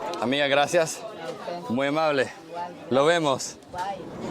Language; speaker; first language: Spanish; early bilingual, heritage; English